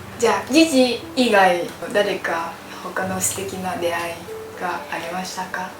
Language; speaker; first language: Japanese; non-native, fluent; Vietnamese